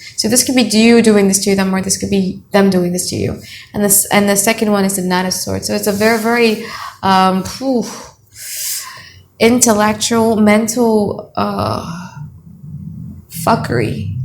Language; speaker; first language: English; non-native, fluent; Indonesian